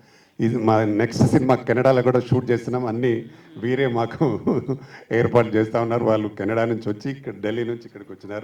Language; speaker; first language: Telugu; native; Telugu